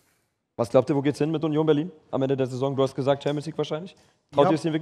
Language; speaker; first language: German; native; German